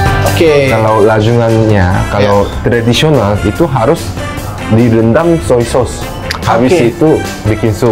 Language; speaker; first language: Indonesian; non-native, fluent; Korean